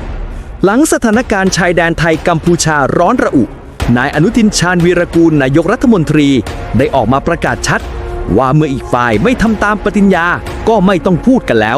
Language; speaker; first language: Thai; native; Thai